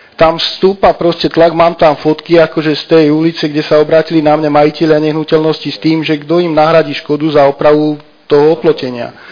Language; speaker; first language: Slovak; native; Slovak